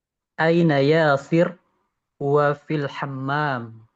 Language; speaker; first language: Arabic; non-native, learner; Indonesian